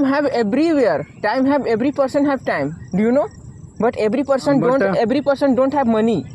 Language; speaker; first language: English; non-native, learner; Hindi